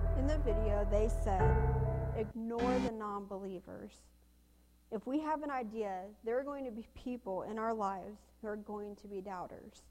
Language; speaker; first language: English; native; English